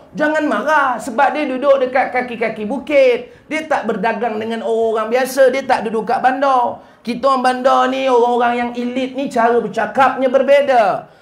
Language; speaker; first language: Malay; native; Malay